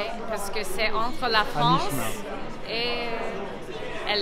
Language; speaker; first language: French; non-native, fluent; English